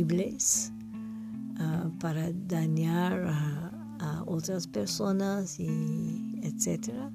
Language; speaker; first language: Spanish; non-native, learner; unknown